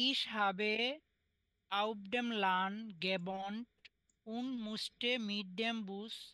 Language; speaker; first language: German; non-native, learner; Bangla